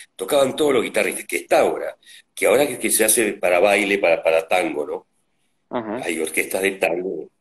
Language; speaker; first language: Spanish; native; Spanish